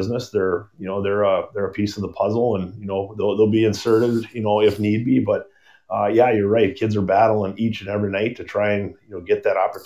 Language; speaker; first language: English; native; English